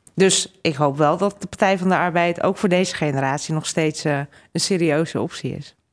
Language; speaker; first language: Dutch; early bilingual, other home language; Hungarian